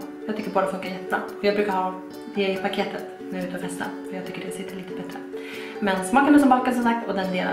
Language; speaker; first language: Swedish; native; Swedish